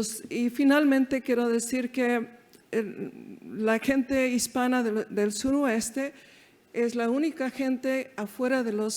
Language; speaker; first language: Spanish; early bilingual, heritage; Spanish